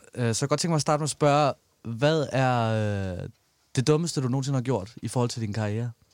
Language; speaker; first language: Danish; native; Danish